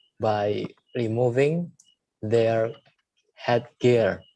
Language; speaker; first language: English; non-native, learner; Indonesian